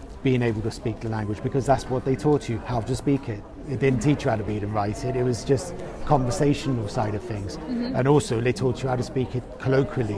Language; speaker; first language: English; native; English